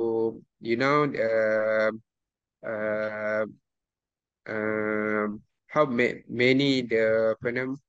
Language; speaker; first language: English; non-native, local second language; Malay